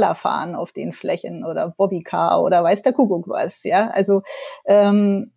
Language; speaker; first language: German; native; German